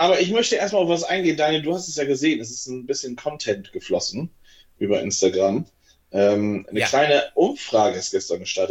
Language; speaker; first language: German; native; German